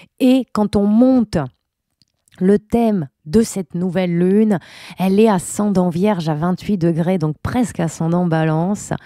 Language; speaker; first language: French; native; French